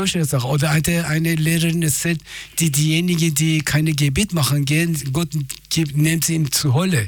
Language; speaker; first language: German; non-native, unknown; Persian